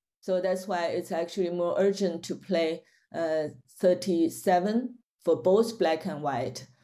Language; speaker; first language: English; non-native, fluent; Chinese